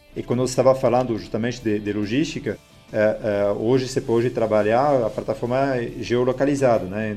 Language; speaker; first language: Portuguese; non-native, fluent; French